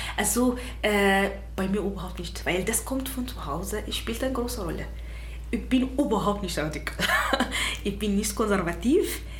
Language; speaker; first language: German; non-native, fluent; Arabic